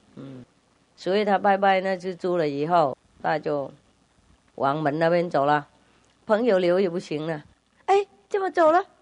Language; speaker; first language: Chinese; non-native, fluent; Vietnamese